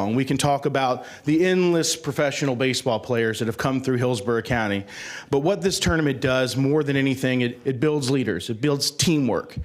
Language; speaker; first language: English; native; English